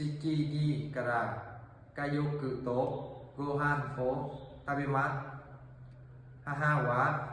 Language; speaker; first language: Japanese; non-native, learner; Vietnamese